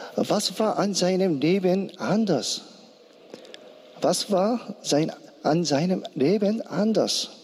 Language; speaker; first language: German; non-native, learner; Korean